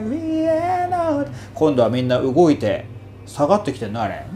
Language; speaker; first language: Japanese; native; Japanese